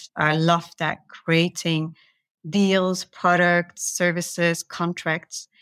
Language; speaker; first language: English; non-native, fluent; Dutch